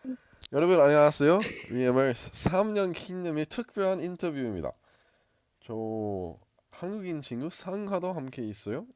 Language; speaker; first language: Korean; non-native, learner; English